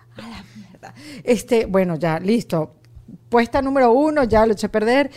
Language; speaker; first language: Spanish; native; Spanish